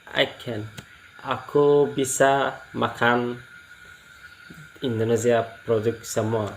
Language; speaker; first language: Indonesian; non-native, learner; Turkish